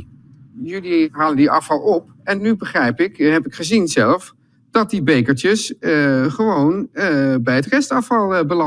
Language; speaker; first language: Dutch; native; Dutch